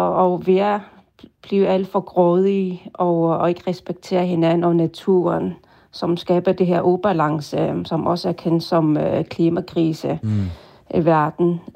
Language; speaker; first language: Danish; non-native, local second language; Kalaallisut